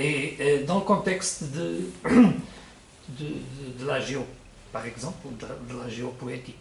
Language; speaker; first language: French; non-native, learner; Portuguese